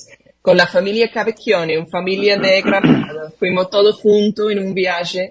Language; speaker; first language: Portuguese; non-native, fluent; English